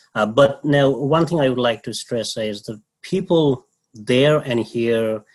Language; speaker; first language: English; non-native, local second language; Nepali